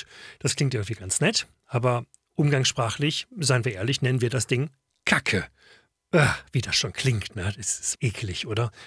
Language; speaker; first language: German; native; German